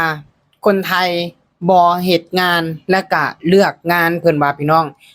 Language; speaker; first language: Thai; non-native, local second language; Lao